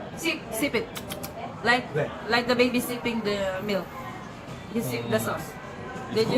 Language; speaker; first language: English; non-native, local second language; Filipino